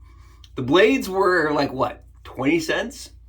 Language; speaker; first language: English; native; English